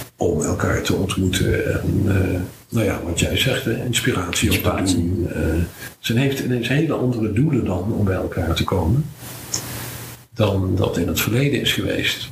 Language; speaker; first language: Dutch; native; Dutch